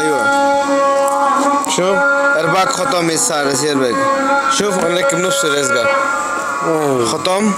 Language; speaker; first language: Arabic; non-native, learner; Bangla